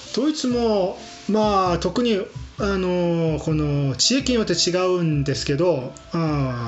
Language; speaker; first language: Japanese; non-native, fluent; Korean